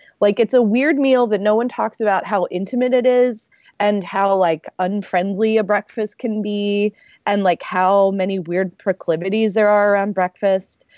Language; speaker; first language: English; native; English